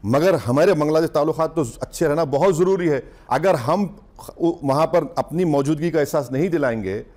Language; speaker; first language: Hindi; non-native, local second language; Urdu